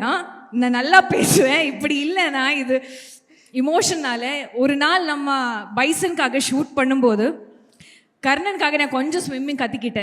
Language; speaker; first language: Tamil; non-native, learner; Malayalam